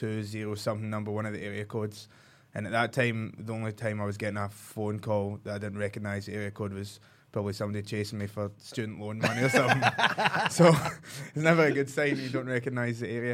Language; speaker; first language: English; native; English